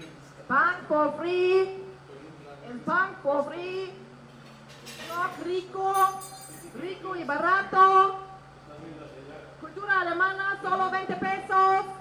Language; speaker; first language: Spanish; non-native, learner; German